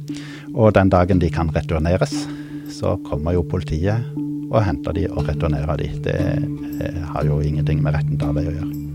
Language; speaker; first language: Norwegian; native; Norwegian